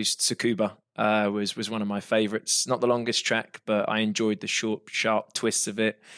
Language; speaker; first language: English; native; English